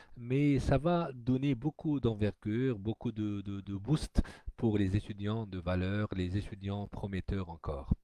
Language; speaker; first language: French; non-native, local second language; Arabic